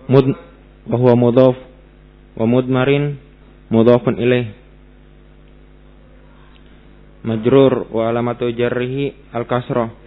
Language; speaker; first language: Arabic; non-native, learner; Indonesian